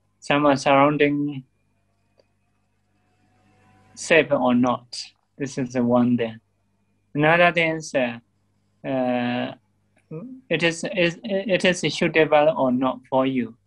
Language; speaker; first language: English; non-native, learner; Burmese